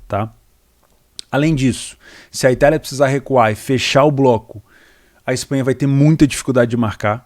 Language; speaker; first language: Portuguese; native; Portuguese